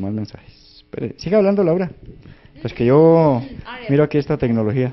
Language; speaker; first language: Spanish; native; Spanish